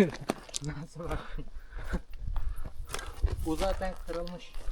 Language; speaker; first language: Turkish; native; Turkish